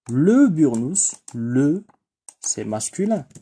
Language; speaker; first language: French; non-native, local second language; Arabic